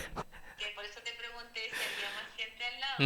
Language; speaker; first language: Spanish; native; Spanish